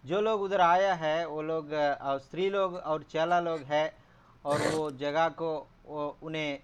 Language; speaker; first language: Hindi; non-native, local second language; Telugu